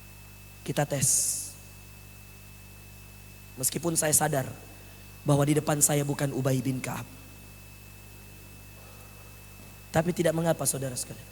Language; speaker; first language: Indonesian; native; Indonesian